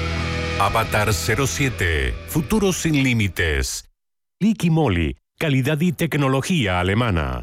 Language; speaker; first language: Spanish; native; Spanish